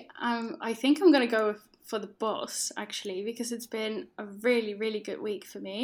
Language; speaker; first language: English; non-native, fluent; Dutch